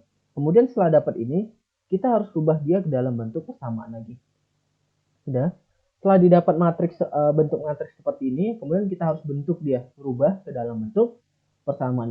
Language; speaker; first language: Indonesian; native; Indonesian